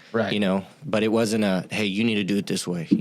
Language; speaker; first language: English; native; English